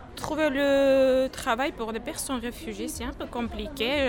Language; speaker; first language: French; non-native, learner; Georgian